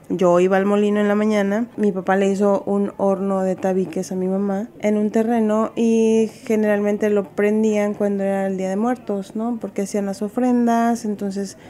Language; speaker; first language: Spanish; native; Spanish